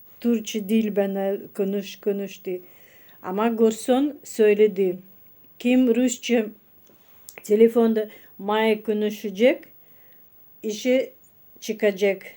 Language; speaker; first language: Turkish; non-native, learner; Russian